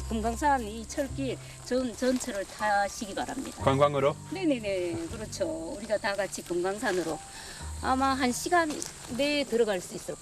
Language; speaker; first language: Korean; native; Korean